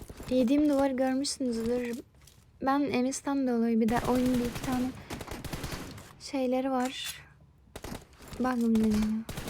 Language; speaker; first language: Turkish; non-native, fluent; Azerbaijani